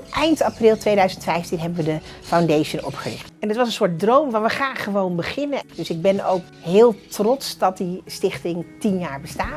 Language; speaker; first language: Dutch; early bilingual, other home language; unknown